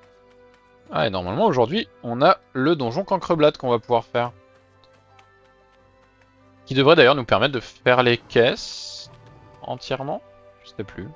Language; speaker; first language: French; native; French